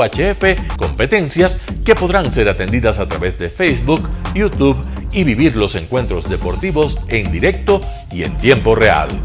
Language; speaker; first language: Spanish; native; Spanish